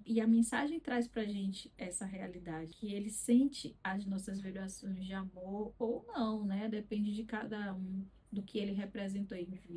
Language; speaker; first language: Portuguese; native; Portuguese